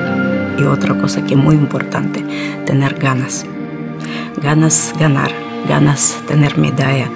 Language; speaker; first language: Spanish; non-native, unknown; Russian